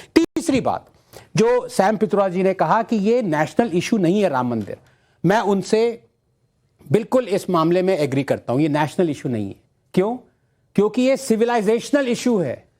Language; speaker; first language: Hindi; non-native, local second language; Tamil